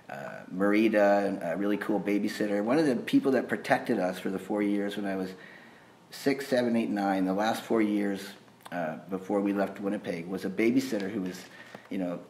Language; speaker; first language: English; native; English